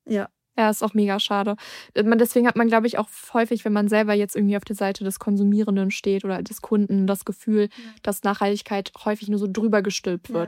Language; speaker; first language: German; native; German